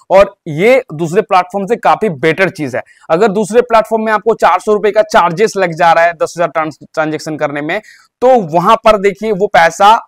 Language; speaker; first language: Hindi; native; Hindi